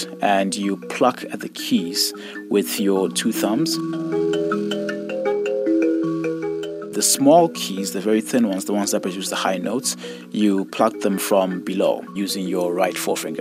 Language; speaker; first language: English; non-native, local second language; Shona